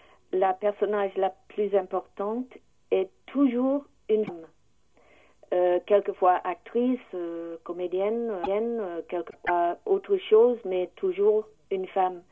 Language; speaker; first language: French; non-native, learner; English